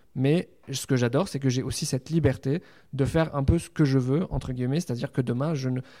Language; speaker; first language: French; non-native, local second language; Arabic